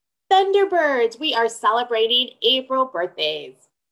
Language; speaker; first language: English; native; English